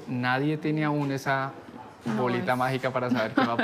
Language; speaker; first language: Spanish; native; Spanish